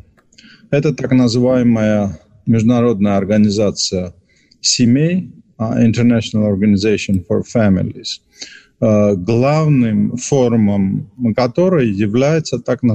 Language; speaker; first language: Russian; non-native, local second language; Georgian